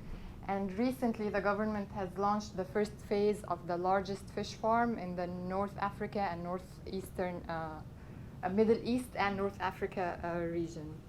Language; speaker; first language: English; non-native, local second language; Arabic